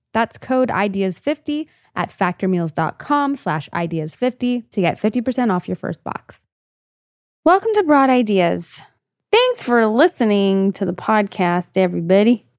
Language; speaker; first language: English; native; English